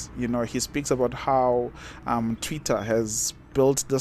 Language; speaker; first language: English; non-native, local second language; Zulu